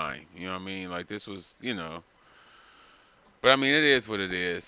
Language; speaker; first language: English; native; English